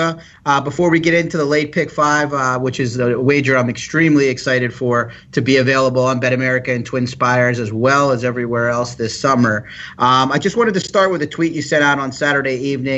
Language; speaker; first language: English; native; English